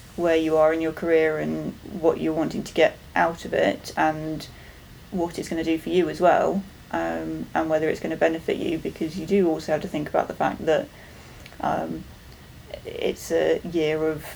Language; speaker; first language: English; native; English